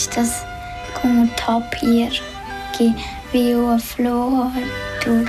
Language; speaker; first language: Portuguese; early bilingual, heritage; Portuguese